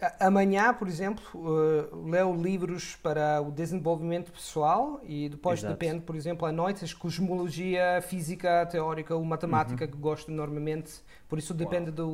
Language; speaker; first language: Portuguese; non-native, learner; Italian